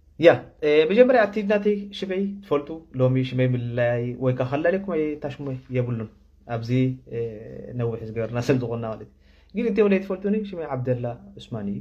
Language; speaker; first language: Tigrinya; non-native, local second language; Afar